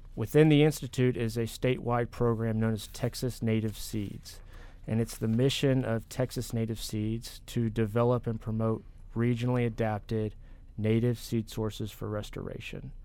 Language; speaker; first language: English; native; English